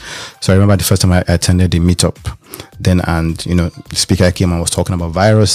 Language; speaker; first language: English; non-native, local second language; Yoruba